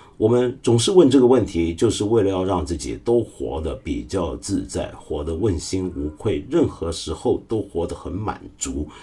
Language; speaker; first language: Chinese; non-native, local second language; Cantonese